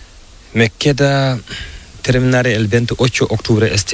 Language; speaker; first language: Spanish; non-native, learner; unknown